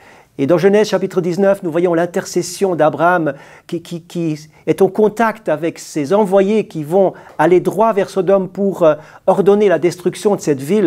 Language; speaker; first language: French; native; French